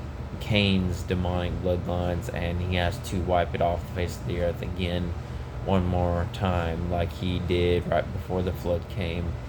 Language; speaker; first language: English; native; English